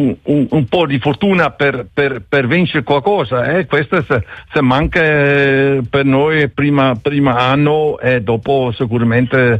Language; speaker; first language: Italian; non-native, learner; Dutch